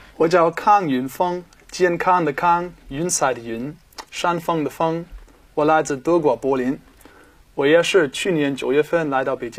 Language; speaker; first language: Chinese; non-native, fluent; German